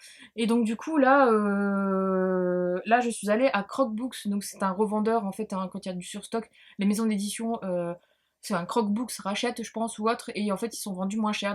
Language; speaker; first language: French; native; French